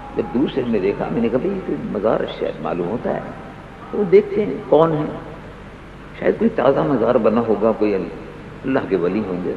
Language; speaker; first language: Urdu; native; Urdu